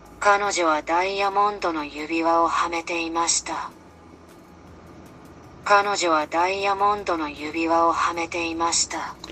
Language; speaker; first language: Japanese; non-native, learner; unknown